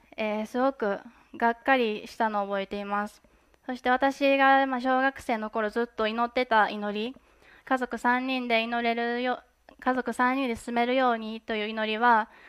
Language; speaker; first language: Japanese; native; Japanese